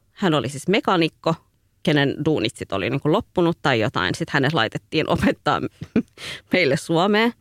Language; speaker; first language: Finnish; early bilingual, other home language; Tigrinya